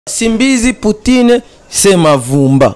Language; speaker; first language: French; non-native, local second language; Rundi